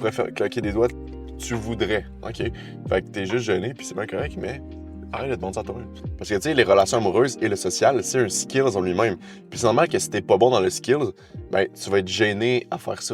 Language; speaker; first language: French; native; French